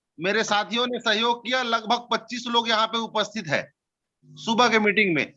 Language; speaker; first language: Hindi; native; Hindi